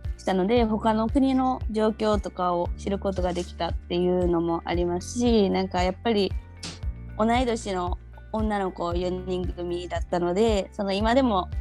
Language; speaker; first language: Japanese; native; Japanese